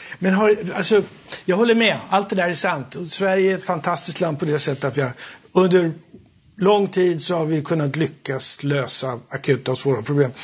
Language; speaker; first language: Swedish; native; Swedish